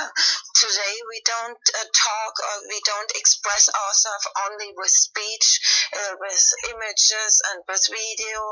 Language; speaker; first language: English; non-native, fluent; German